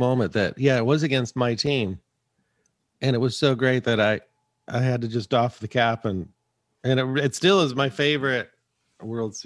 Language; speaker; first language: English; native; English